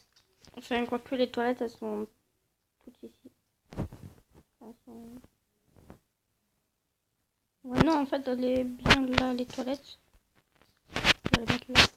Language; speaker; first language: French; native; French